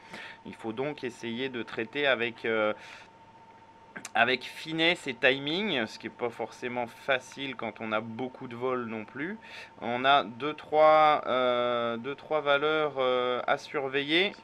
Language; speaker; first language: French; native; French